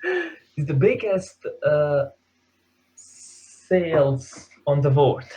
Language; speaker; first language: English; non-native, learner; Serbian